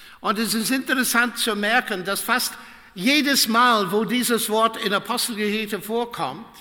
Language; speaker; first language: German; non-native, fluent; English